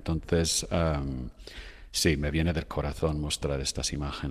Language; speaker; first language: Spanish; non-native, fluent; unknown